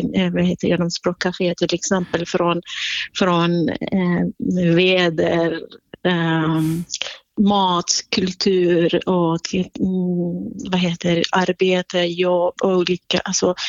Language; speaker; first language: Swedish; non-native, fluent; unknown